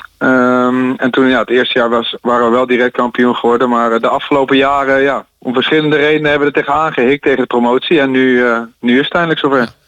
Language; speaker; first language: Dutch; native; Dutch